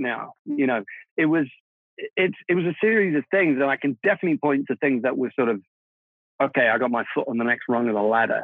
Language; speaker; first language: English; non-native, local second language; Czech